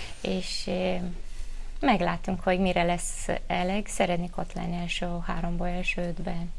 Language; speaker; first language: Hungarian; non-native, fluent; Romanian